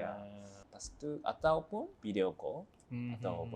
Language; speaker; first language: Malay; non-native, fluent; Japanese